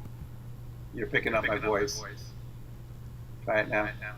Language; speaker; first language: English; native; English